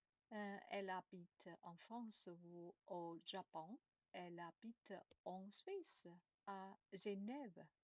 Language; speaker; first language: French; non-native, learner; Chinese